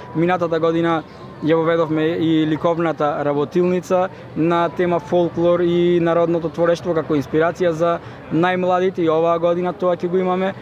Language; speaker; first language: Macedonian; native; Macedonian